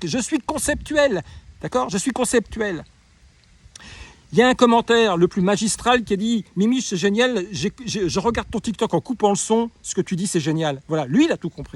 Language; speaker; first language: French; native; French